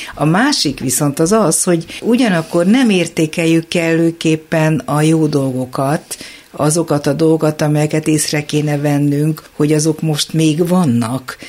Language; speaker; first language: Hungarian; native; Hungarian